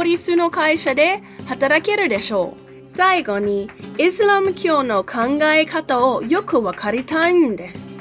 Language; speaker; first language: Japanese; non-native, learner; English